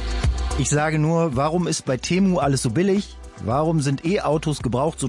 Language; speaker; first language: German; native; German